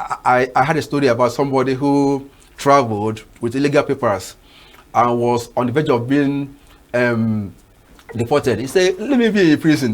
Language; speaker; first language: English; non-native, local second language; Igbo